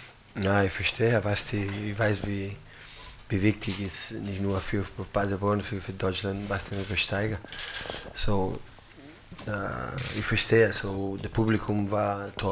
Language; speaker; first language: German; non-native, learner; Catalan